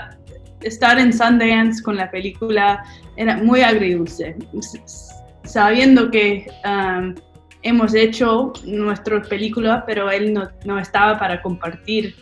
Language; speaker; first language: Spanish; non-native, fluent; English